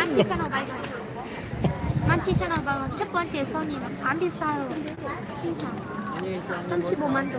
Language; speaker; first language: Korean; non-native, learner; Vietnamese